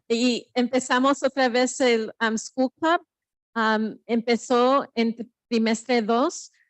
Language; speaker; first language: Spanish; early bilingual, heritage; Spanish